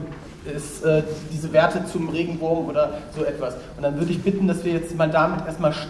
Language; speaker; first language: German; native; German